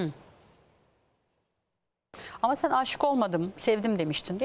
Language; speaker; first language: Turkish; native; Turkish